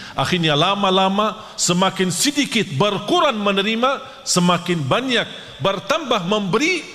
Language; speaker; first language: Malay; non-native, fluent; Arabic